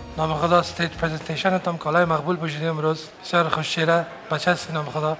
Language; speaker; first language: Persian; native; Persian